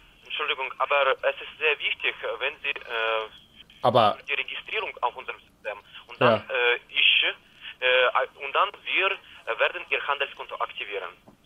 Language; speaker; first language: German; non-native, learner; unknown